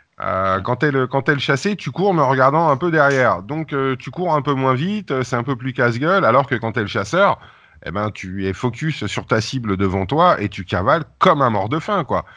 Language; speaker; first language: French; native; French